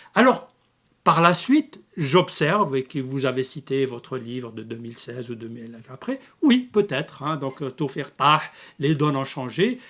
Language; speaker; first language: French; non-native, local second language; Arabic